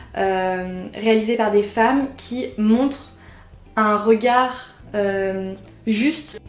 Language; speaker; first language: French; native; French